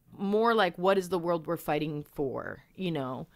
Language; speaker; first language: English; early bilingual, other home language; Spanish